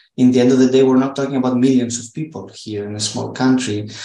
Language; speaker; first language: English; non-native, fluent; Greek